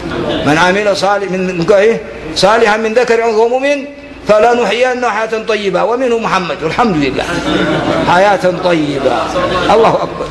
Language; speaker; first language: Arabic; non-native, fluent; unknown